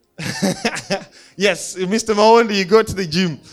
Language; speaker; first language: English; non-native, local second language; Shona